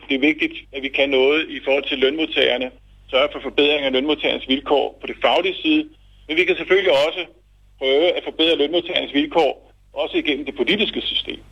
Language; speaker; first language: Danish; native; Danish